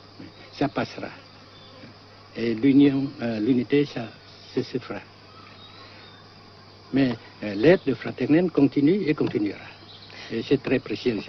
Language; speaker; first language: French; non-native, fluent; Vietnamese